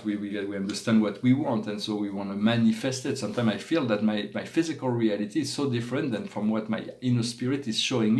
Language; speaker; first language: English; non-native, fluent; French